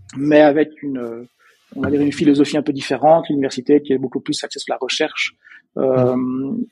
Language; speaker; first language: French; native; French